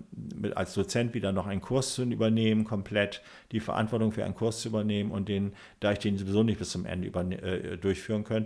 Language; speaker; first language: German; native; German